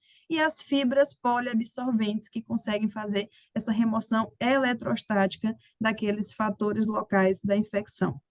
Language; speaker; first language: Portuguese; native; Portuguese